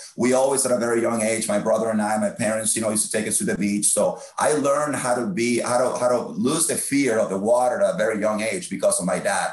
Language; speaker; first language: English; non-native, fluent; Spanish